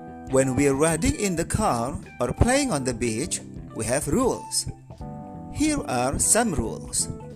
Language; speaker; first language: English; non-native, fluent; Indonesian